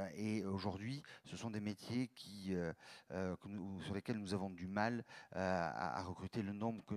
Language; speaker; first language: French; native; French